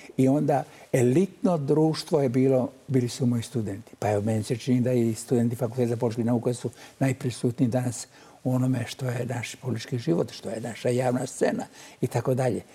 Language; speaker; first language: Bosnian; native; Bosnian